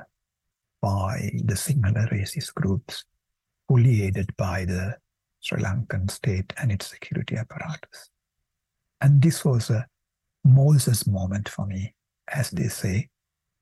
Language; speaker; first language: English; non-native, local second language; Sinhala